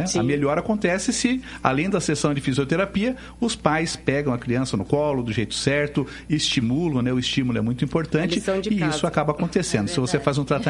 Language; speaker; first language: Portuguese; native; Portuguese